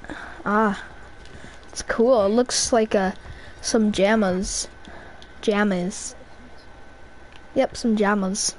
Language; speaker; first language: English; native; English